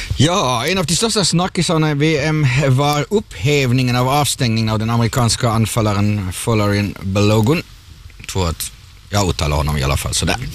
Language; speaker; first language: Swedish; non-native, fluent; German